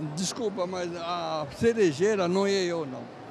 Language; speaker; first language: Portuguese; native; Portuguese